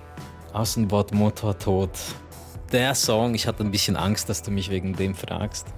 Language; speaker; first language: German; native; German